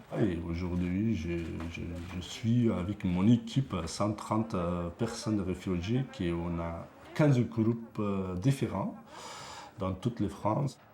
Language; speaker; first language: French; non-native, learner; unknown